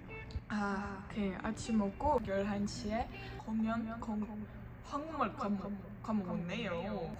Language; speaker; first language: Korean; non-native, fluent; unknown